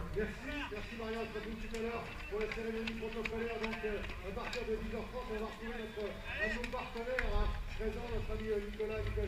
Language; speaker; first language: French; native; French